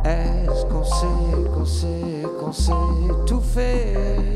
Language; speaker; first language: French; native; French